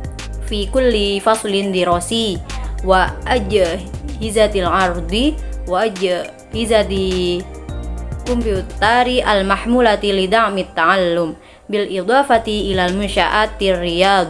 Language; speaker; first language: Arabic; non-native, learner; Indonesian